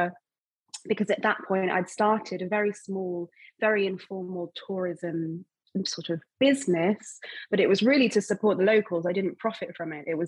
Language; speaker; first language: English; native; English